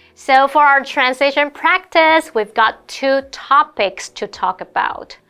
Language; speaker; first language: English; non-native, fluent; Chinese